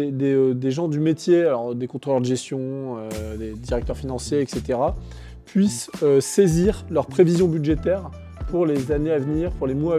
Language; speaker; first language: French; native; French